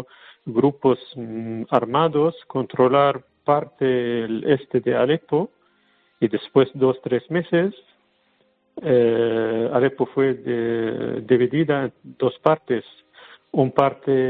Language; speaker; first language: Spanish; non-native, learner; Arabic